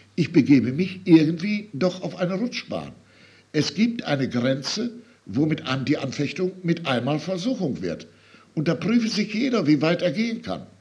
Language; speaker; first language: German; native; German